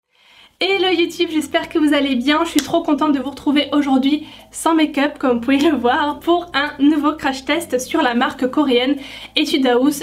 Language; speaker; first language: French; native; French